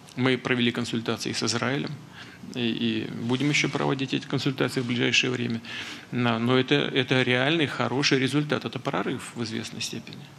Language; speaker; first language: Russian; native; Russian